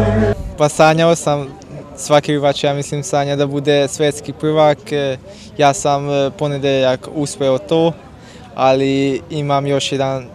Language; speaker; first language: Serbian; non-native, local second language; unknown